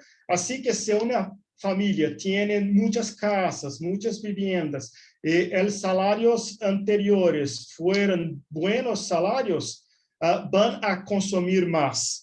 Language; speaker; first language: Spanish; non-native, fluent; Portuguese